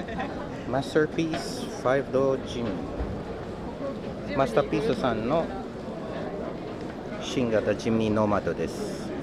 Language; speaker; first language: Japanese; non-native, learner; English